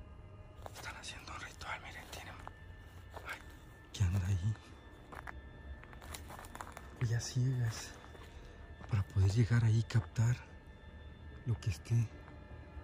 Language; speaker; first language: Spanish; native; Spanish